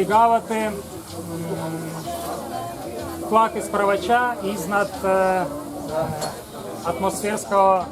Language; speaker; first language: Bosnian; non-native, learner; Ukrainian